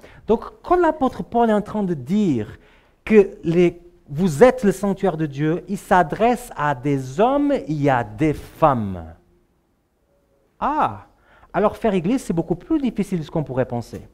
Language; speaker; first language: French; native; French